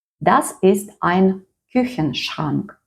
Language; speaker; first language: German; non-native, fluent; Ukrainian